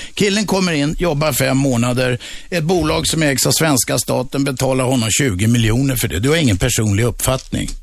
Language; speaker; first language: Swedish; native; Swedish